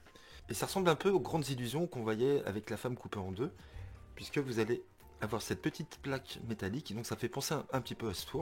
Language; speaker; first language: French; native; French